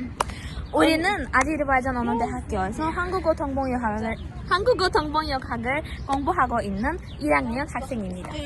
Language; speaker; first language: Korean; non-native, learner; Azerbaijani